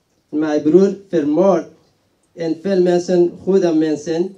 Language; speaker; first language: Dutch; non-native, learner; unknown